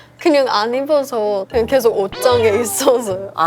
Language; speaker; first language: Korean; early bilingual, heritage; English